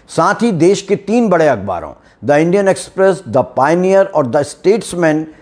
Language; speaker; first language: Hindi; native; Hindi